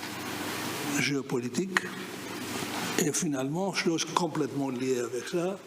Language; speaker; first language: French; non-native, fluent; Greek